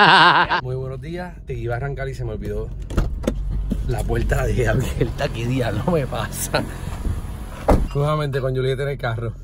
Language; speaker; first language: Spanish; native; Spanish